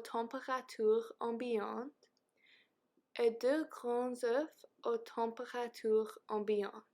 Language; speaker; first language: French; non-native, learner; English